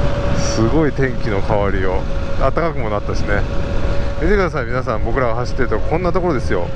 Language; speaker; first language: Japanese; native; Japanese